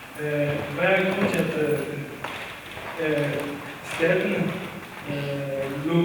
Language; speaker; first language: Danish; non-native, learner; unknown